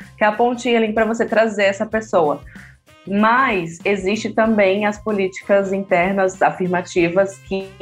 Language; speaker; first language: Portuguese; native; Portuguese